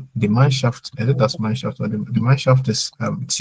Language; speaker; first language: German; non-native, fluent; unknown